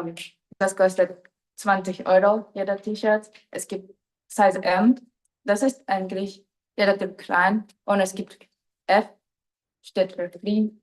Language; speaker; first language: German; non-native, fluent; Japanese